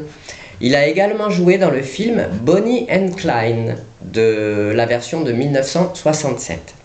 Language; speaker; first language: French; native; French